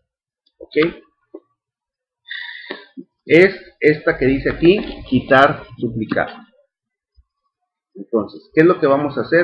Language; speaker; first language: Spanish; native; Spanish